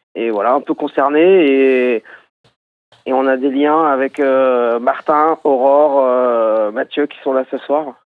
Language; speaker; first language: French; native; French